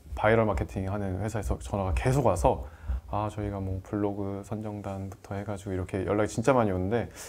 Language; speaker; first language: Korean; native; Korean